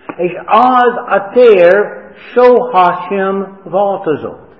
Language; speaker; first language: Hungarian; non-native, fluent; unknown